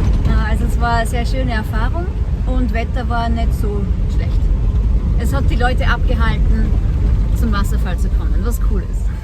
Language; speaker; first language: German; native; German